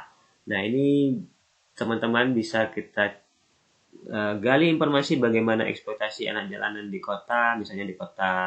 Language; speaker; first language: Indonesian; native; Indonesian